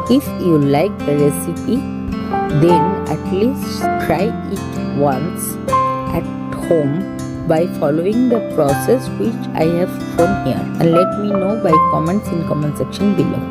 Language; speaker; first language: English; non-native, local second language; Bangla